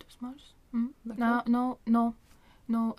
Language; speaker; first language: French; non-native, learner; Swedish